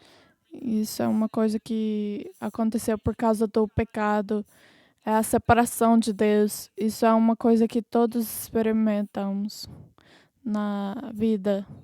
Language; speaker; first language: Portuguese; non-native, fluent; English